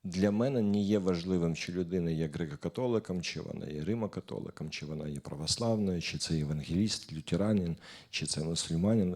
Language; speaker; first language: Ukrainian; non-native, local second language; Russian